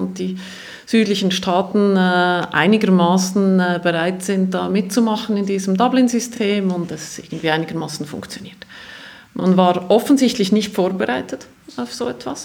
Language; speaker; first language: German; native; German